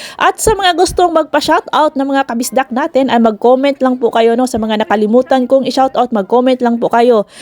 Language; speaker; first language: Filipino; non-native, local second language; Cebuano